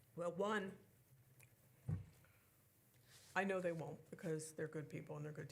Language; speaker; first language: English; native; English